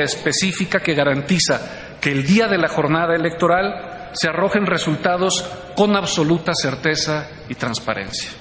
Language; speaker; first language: Spanish; native; Spanish